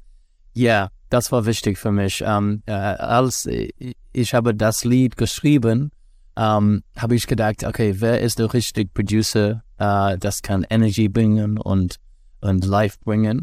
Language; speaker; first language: German; non-native, learner; English